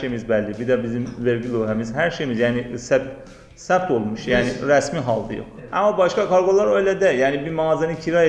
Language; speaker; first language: Turkish; non-native, learner; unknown